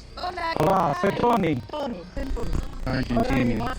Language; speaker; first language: Spanish; non-native, learner; English